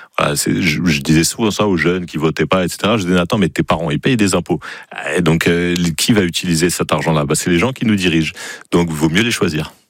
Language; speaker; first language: French; native; French